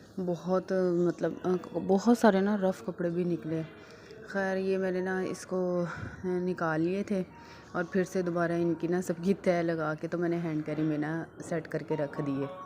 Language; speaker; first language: Urdu; native; Urdu